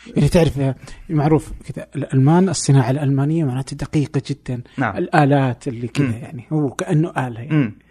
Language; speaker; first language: Arabic; native; Arabic